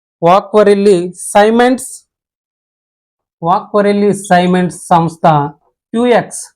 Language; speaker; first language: Telugu; native; Telugu